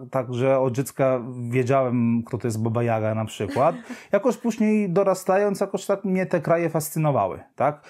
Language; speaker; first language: Polish; non-native, fluent; Italian